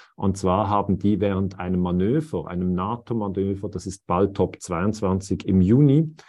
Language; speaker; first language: German; native; German